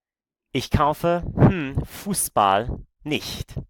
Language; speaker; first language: German; non-native, fluent; English